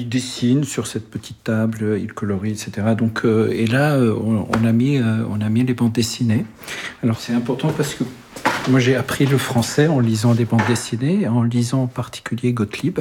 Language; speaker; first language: French; early bilingual, other home language; Arabic